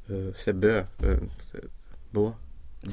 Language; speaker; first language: French; non-native, learner; Swedish